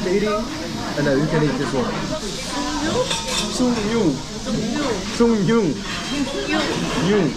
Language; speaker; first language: English; non-native, learner; Korean